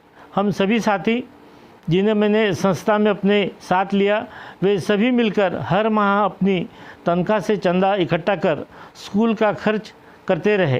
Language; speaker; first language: Hindi; non-native, local second language; Marathi